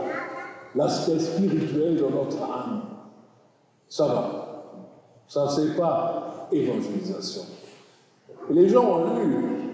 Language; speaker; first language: French; non-native, learner; German